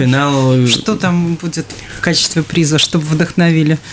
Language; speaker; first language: Russian; native; Russian